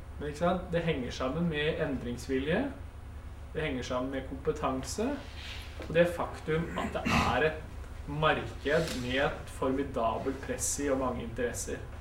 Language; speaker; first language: Norwegian; native; Norwegian